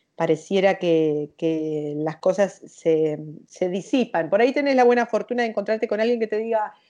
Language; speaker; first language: Spanish; native; Spanish